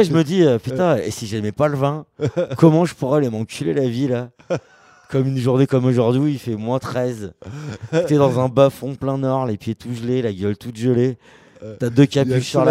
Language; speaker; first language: French; native; French